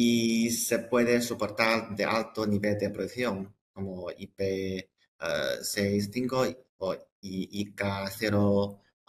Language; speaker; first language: Spanish; non-native, fluent; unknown